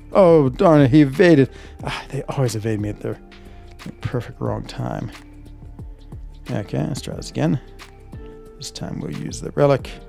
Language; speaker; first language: English; native; English